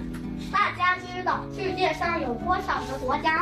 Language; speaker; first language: Chinese; early bilingual, other home language; Mongolian